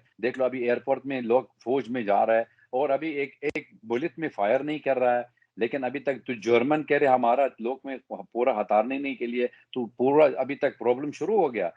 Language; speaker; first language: Hindi; non-native, fluent; Arabic